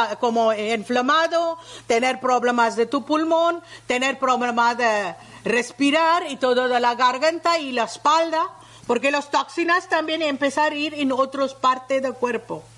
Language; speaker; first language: Spanish; non-native, learner; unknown